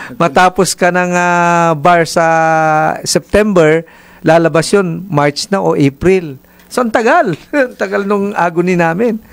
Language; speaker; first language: Filipino; native; Filipino